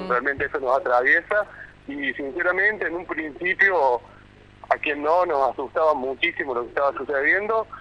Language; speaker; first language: Spanish; native; Spanish